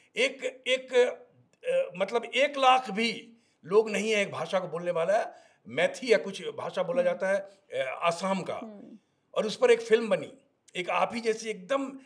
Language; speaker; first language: Hindi; native; Hindi